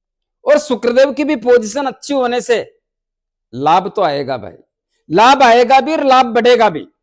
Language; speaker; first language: Hindi; native; Hindi